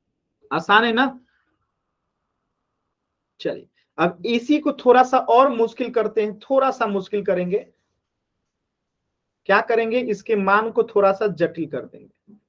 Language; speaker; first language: Hindi; native; Hindi